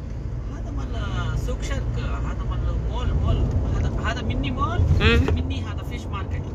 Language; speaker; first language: Arabic; non-native, learner; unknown